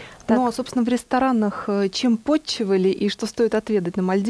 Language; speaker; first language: Russian; native; Russian